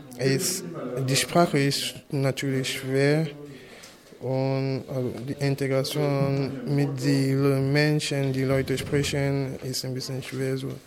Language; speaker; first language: German; non-native, learner; French